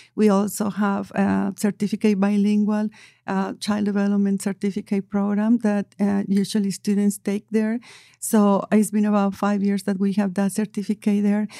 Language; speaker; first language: English; non-native, fluent; Spanish